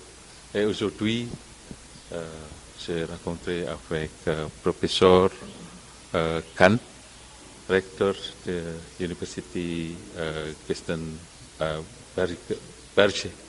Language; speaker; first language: French; non-native, learner; Indonesian